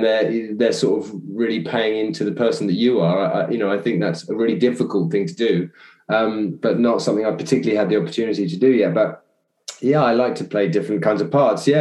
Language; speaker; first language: English; native; English